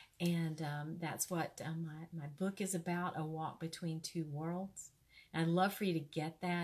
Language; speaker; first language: English; native; English